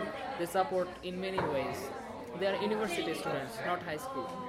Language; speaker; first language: English; non-native, learner; Bangla